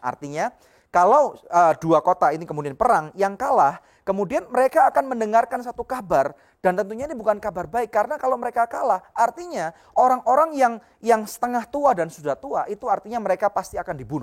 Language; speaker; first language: Indonesian; native; Indonesian